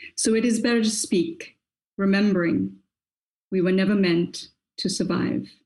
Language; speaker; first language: English; native; English